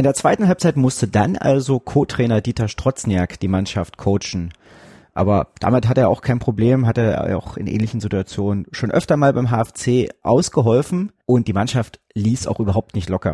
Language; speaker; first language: German; native; German